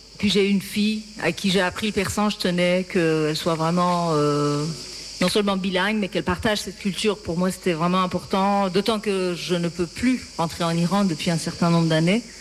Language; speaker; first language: French; non-native, fluent; Persian